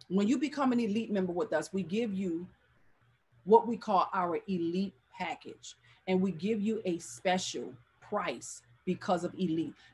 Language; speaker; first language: English; native; English